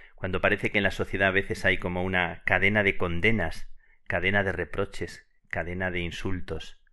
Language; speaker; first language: Spanish; native; Spanish